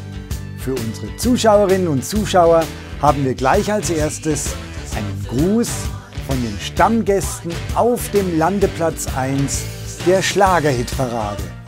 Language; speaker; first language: German; native; German